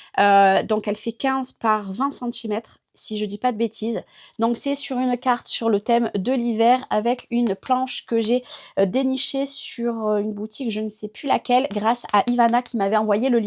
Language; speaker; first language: French; native; French